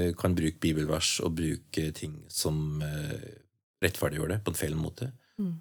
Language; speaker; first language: Norwegian; native; Norwegian